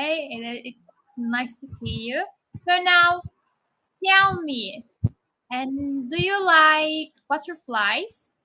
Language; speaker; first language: English; non-native, fluent; Turkish